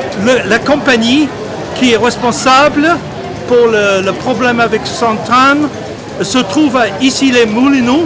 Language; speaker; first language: French; non-native, fluent; English